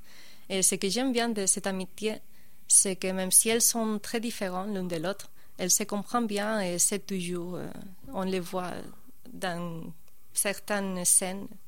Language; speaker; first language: French; non-native, fluent; Spanish